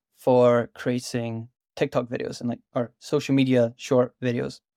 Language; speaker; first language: English; native; English